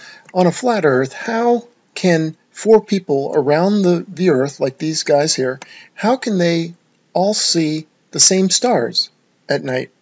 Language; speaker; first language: English; native; English